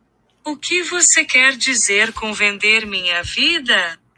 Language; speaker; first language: Portuguese; non-native, learner; English